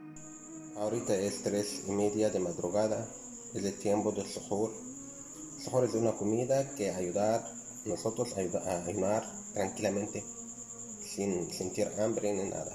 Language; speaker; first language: Spanish; non-native, learner; Arabic